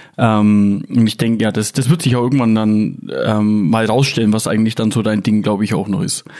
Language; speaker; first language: German; native; German